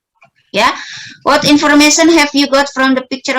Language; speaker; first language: English; non-native, learner; Indonesian